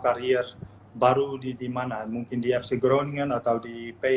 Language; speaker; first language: Indonesian; non-native, fluent; Dutch